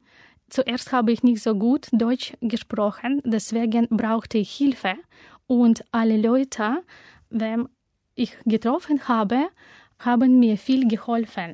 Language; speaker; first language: German; non-native, learner; Russian